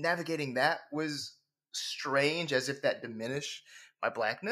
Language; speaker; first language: English; native; English